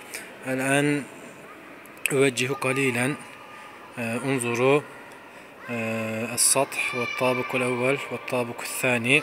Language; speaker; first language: Arabic; non-native, fluent; Turkish